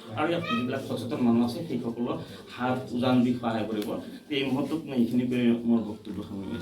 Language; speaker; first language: Assamese; native; Assamese